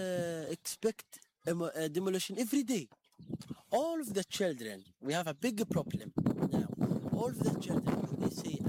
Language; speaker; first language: English; non-native, fluent; Arabic